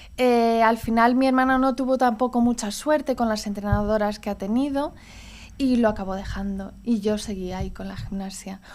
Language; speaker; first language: Spanish; early bilingual, heritage; Spanish